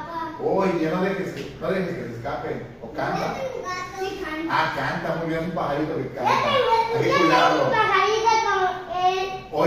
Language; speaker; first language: Spanish; native; Spanish